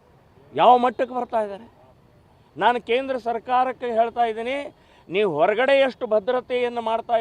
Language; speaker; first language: Kannada; native; Kannada